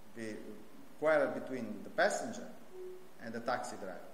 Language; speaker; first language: English; non-native, fluent; Italian